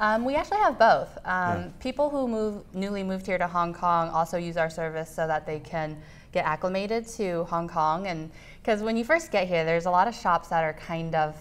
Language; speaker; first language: English; native; English